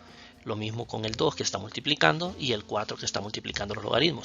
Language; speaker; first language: Spanish; native; Spanish